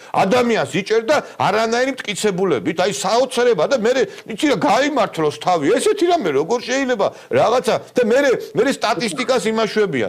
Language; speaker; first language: Georgian; native; Georgian